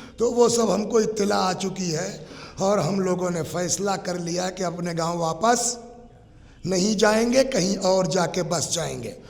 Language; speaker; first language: Urdu; native; Urdu